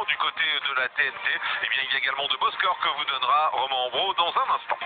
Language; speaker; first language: French; native; French